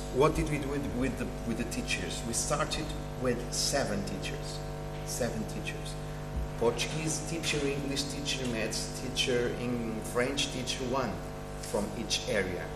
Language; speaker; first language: English; non-native, fluent; Portuguese